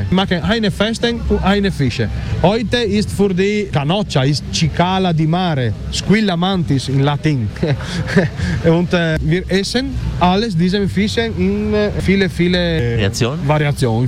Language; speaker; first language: German; non-native, learner; Italian